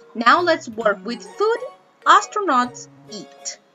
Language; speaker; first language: English; non-native, fluent; Spanish